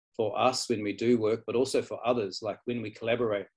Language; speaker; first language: English; native; English